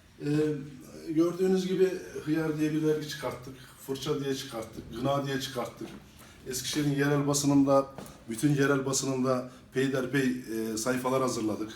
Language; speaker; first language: Turkish; native; Turkish